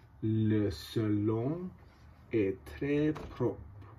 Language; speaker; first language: French; non-native, learner; English